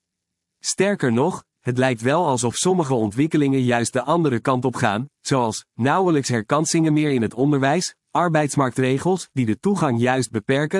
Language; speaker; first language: Dutch; native; Dutch